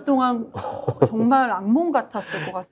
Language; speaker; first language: Korean; native; Korean